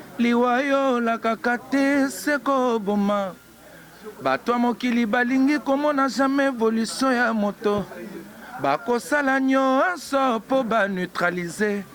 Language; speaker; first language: Lingala; native; Lingala